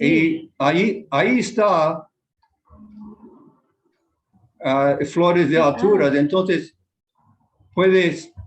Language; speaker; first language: Spanish; non-native, fluent; Japanese